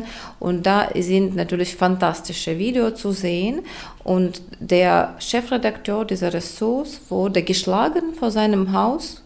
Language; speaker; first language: German; non-native, fluent; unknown